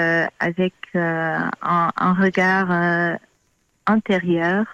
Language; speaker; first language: French; non-native, fluent; Portuguese